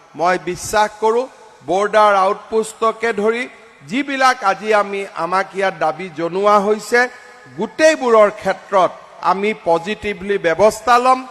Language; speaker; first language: Assamese; native; Assamese